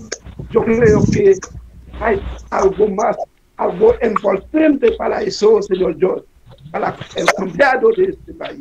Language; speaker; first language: Spanish; non-native, learner; Haitian Creole